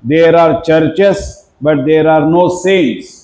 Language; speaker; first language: Hindi; non-native, local second language; Marathi